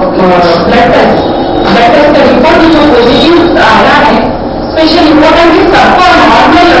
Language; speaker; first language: Hindi; non-native, local second language; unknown